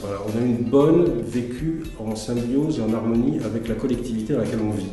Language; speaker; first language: French; native; French